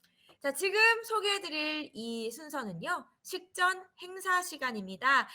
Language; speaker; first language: Korean; native; Korean